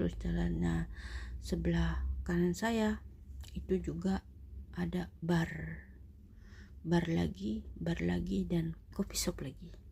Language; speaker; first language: Indonesian; native; Indonesian